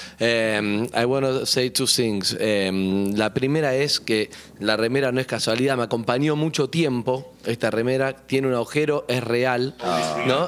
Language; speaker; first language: Spanish; native; Spanish